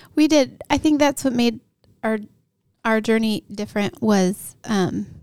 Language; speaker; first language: English; native; English